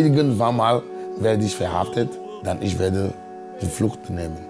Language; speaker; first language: German; non-native, fluent; Ewe